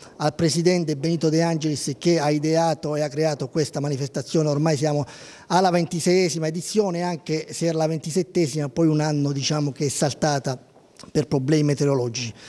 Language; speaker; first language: Italian; native; Italian